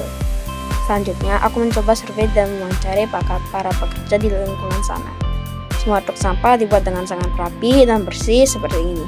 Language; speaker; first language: Indonesian; native; Indonesian